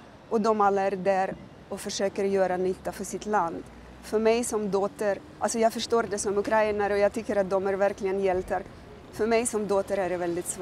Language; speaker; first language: Swedish; non-native, fluent; Ukrainian